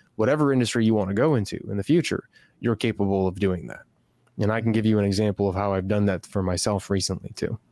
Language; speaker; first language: English; native; English